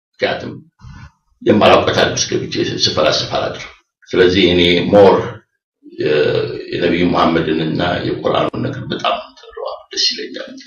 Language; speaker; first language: Amharic; native; Amharic